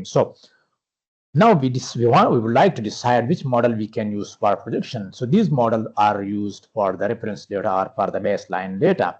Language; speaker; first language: English; non-native, fluent; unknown